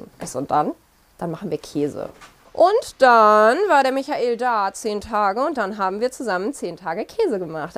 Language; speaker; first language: German; native; German